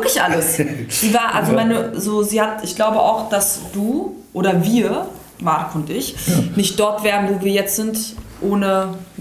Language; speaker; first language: German; early bilingual, other home language; Serbian